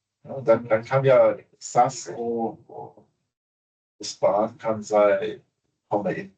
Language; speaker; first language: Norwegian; non-native, fluent; German